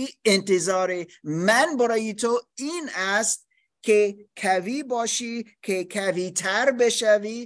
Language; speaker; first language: Persian; non-native, learner; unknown